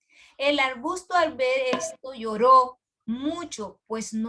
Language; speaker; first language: Spanish; native; Spanish